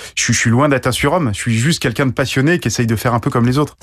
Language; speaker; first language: French; native; French